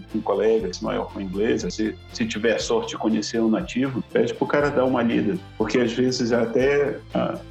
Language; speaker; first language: Portuguese; native; Portuguese